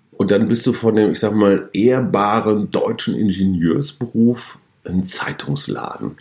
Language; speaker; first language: German; native; German